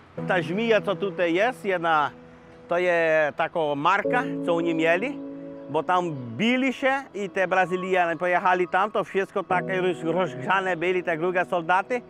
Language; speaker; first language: Polish; early bilingual, heritage; Polish